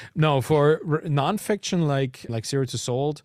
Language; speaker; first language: English; non-native, fluent; German